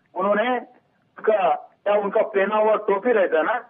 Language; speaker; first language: Hindi; native; Hindi